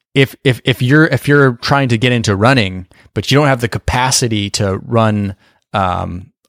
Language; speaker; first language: English; native; English